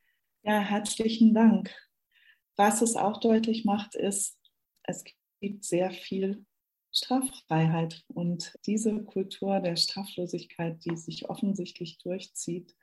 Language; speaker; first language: German; native; German